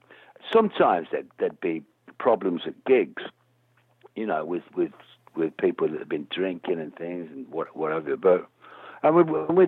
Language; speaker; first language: English; native; English